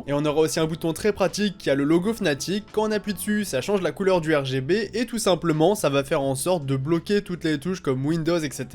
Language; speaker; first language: French; native; French